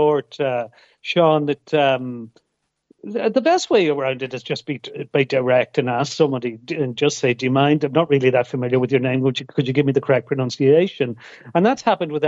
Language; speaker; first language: English; native; English